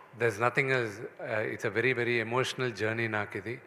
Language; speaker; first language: Telugu; native; Telugu